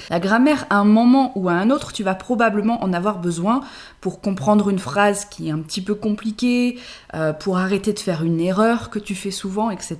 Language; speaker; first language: French; native; French